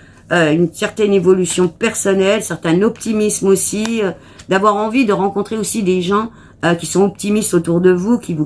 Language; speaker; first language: French; native; French